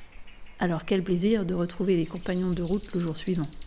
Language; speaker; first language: French; native; French